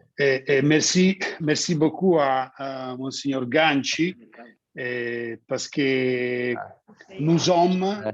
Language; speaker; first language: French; non-native, fluent; Italian